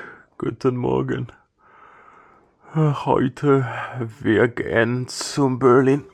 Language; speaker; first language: German; non-native, learner; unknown